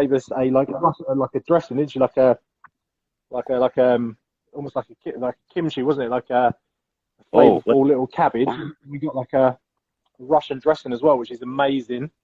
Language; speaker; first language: English; native; English